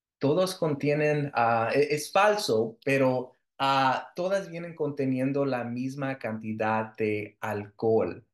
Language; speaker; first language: Spanish; early bilingual, heritage; Spanish